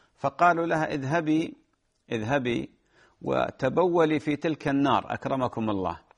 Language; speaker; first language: Arabic; native; Arabic